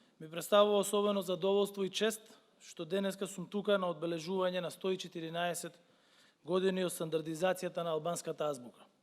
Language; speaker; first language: Macedonian; native; Macedonian